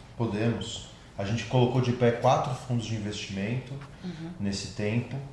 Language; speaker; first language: Portuguese; native; Portuguese